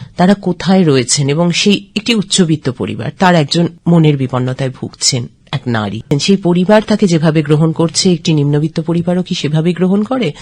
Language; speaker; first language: Bangla; native; Bangla